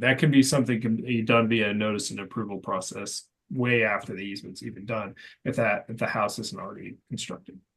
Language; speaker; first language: English; native; English